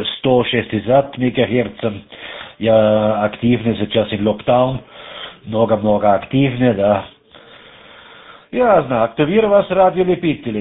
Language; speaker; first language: Russian; non-native, learner; German